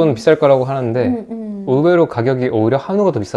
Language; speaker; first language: Korean; native; Korean